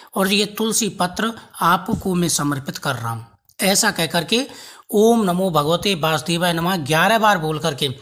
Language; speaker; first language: Hindi; native; Hindi